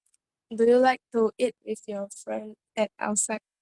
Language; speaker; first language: English; non-native, learner; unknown